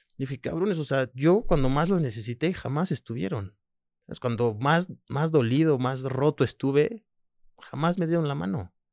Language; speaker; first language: Spanish; early bilingual, other home language; French